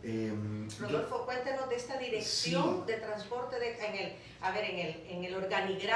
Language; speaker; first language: Spanish; native; Spanish